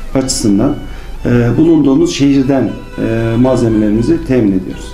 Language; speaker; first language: Turkish; native; Turkish